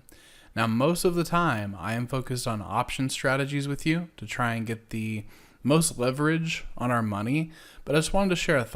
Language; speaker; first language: English; native; English